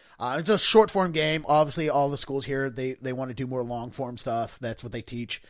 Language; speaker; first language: English; native; English